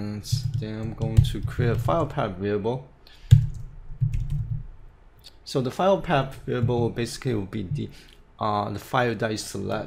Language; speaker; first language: English; non-native, fluent; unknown